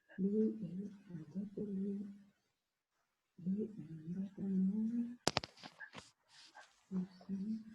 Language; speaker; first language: Italian; non-native, learner; Spanish